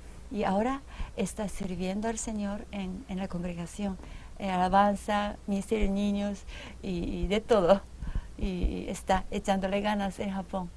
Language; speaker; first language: Spanish; non-native, fluent; Japanese